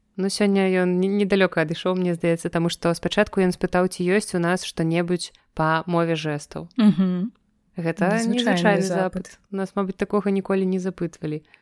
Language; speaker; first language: Belarusian; non-native, local second language; Russian